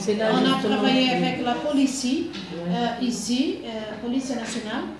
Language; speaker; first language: French; non-native, fluent; Portuguese